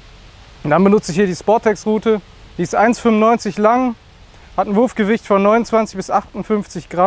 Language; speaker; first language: German; native; German